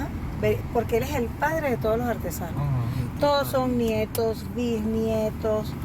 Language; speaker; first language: Spanish; native; Spanish